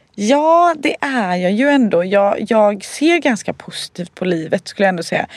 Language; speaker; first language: Swedish; early bilingual, other home language; Bosnian